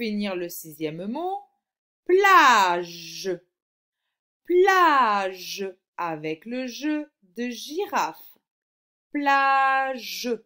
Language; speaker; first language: French; native; French